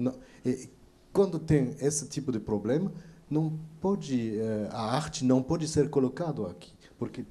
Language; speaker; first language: Portuguese; non-native, fluent; French